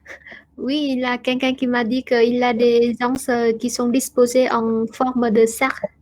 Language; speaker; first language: French; non-native, fluent; Vietnamese